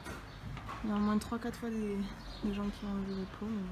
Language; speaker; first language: French; native; French